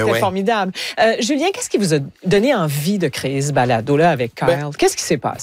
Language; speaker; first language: French; native; French